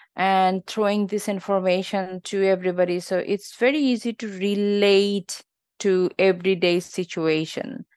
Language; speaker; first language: English; non-native, local second language; Bangla